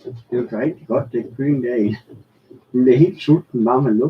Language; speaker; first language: Danish; native; Danish